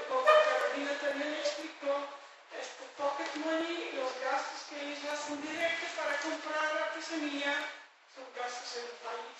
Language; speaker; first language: Spanish; non-native, fluent; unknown